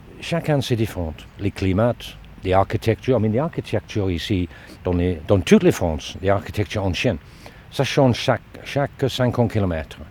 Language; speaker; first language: French; non-native, learner; English